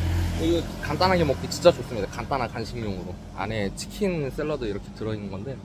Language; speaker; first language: Korean; native; Korean